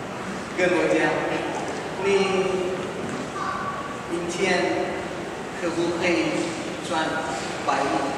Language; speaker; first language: Chinese; non-native, fluent; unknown